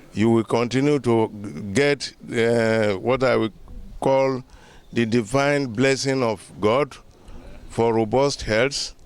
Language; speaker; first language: English; non-native, local second language; Yoruba